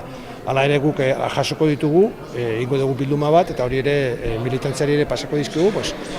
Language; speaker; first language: Basque; native; Basque